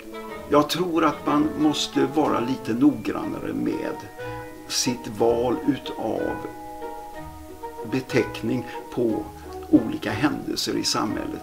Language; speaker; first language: Swedish; native; Swedish